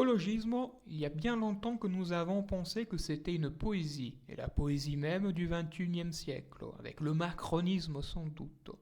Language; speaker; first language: French; native; French